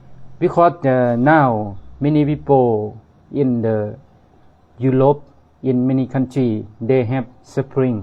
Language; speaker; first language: English; non-native, learner; Thai